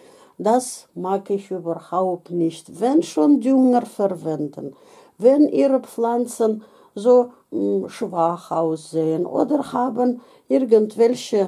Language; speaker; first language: German; non-native, fluent; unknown